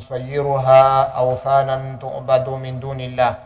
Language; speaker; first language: Arabic; non-native, fluent; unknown